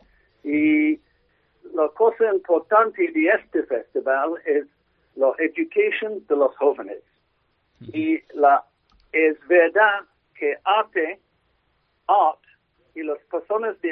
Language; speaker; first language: Spanish; non-native, learner; English